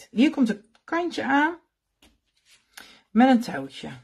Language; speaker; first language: Dutch; native; Dutch